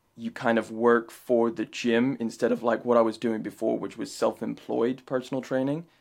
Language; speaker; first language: English; native; English